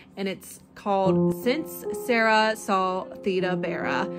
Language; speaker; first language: English; native; English